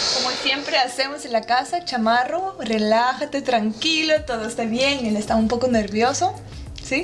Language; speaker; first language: Spanish; non-native, fluent; Russian